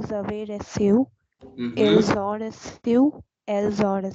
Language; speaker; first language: French; non-native, learner; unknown